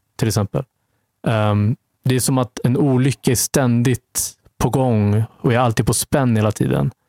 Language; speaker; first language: Swedish; native; Swedish